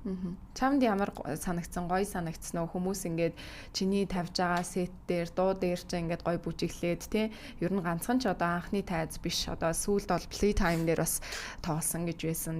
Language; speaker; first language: Mongolian; native; Mongolian